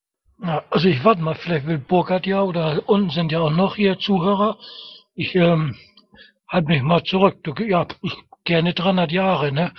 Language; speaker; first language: German; native; German